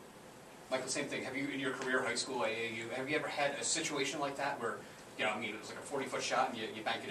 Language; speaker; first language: English; native; English